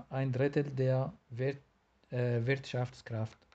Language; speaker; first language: German; non-native, learner; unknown